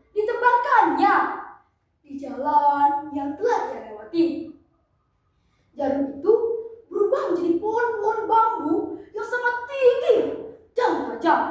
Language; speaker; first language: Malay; non-native, local second language; Balinese